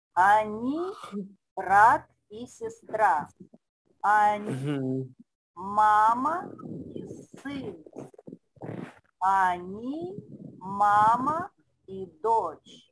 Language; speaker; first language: Russian; non-native, fluent; Spanish